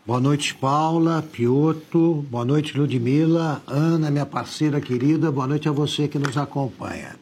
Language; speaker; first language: Portuguese; native; Portuguese